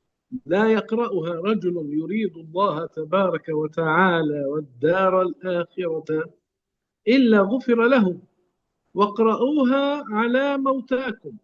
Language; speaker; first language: Arabic; native; Arabic